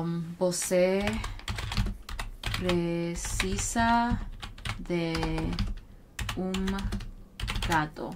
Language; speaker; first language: Portuguese; non-native, learner; English